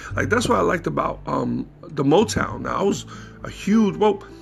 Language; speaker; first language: English; native; English